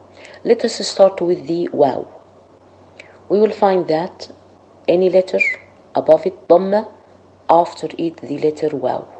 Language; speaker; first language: English; non-native, fluent; Arabic